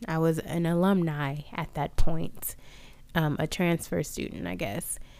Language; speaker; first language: English; native; English